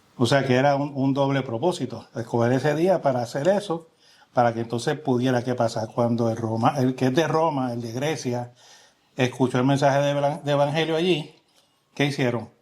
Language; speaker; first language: Spanish; native; Spanish